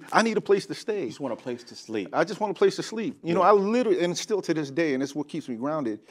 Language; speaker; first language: English; native; English